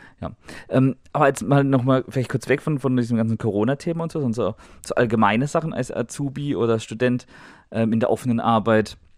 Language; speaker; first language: German; native; German